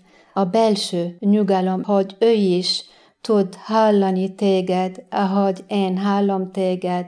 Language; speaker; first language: Hungarian; non-native, fluent; Arabic